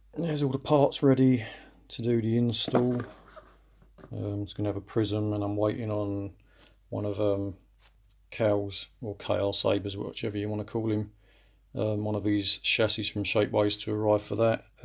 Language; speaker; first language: English; native; English